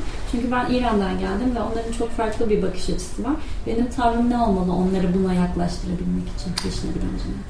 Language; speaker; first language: Turkish; native; Turkish